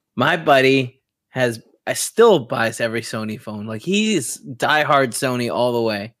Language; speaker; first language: English; native; English